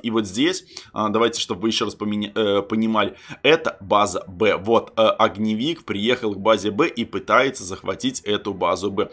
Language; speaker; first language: Russian; native; Russian